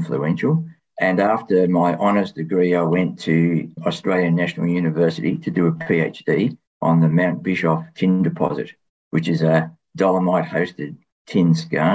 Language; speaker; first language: English; native; English